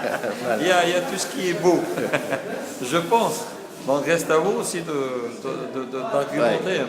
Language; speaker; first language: French; non-native, local second language; Arabic